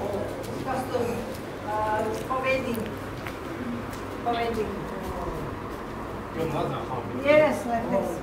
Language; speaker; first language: English; non-native, learner; Indonesian